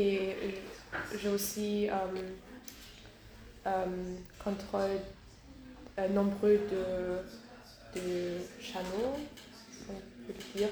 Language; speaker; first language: French; non-native, learner; German